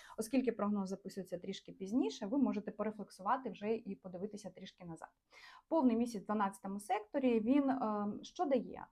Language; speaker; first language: Ukrainian; non-native, local second language; Russian